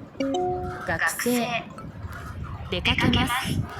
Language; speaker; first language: Japanese; non-native, learner; Tamil